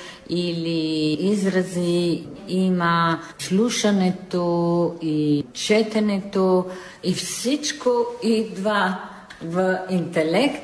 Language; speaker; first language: Bulgarian; non-native, fluent; Italian